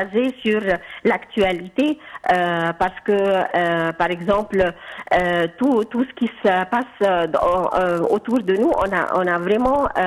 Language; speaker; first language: French; non-native, fluent; Arabic